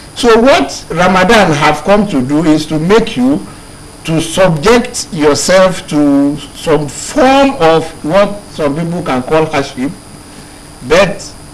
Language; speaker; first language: English; non-native, local second language; Yoruba